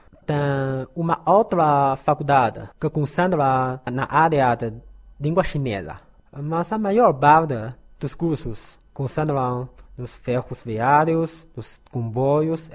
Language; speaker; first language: Portuguese; non-native, learner; Chinese